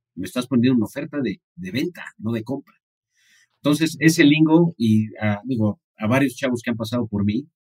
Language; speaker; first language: Spanish; native; Spanish